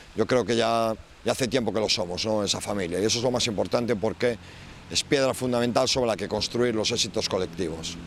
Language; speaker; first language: Spanish; native; Spanish